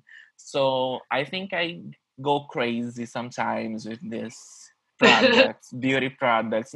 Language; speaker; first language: English; non-native, fluent; Portuguese